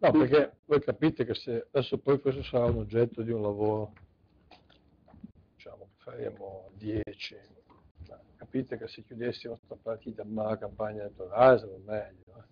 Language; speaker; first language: Italian; native; Italian